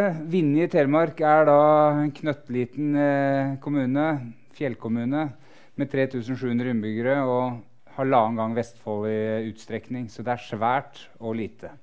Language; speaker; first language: Norwegian; native; Norwegian